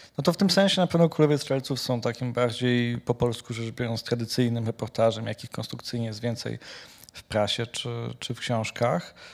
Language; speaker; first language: Polish; native; Polish